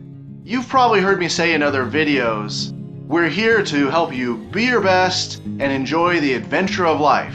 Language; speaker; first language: English; native; English